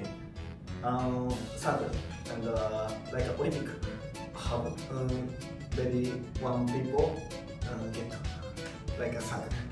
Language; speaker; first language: English; non-native, learner; Japanese